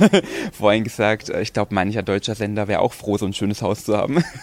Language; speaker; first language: German; native; German